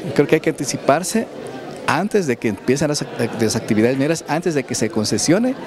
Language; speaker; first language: Spanish; native; Spanish